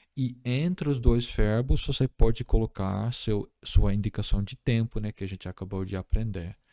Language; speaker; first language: Portuguese; non-native, fluent; Dutch